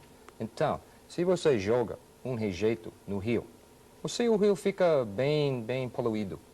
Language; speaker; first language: Portuguese; non-native, fluent; English